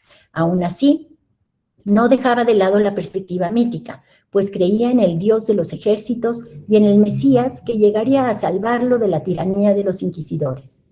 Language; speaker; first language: Spanish; native; Spanish